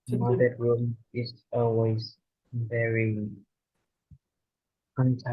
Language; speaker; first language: English; non-native, learner; Vietnamese